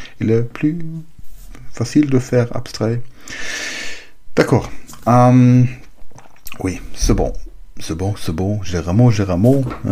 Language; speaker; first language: French; non-native, learner; German